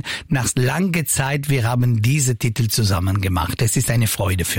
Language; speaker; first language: German; non-native, local second language; Italian